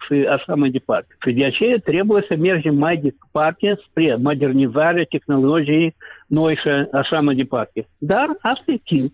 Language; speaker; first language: Romanian; non-native, local second language; Russian